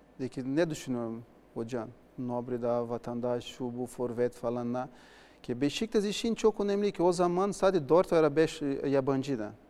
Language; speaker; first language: Turkish; non-native, learner; Portuguese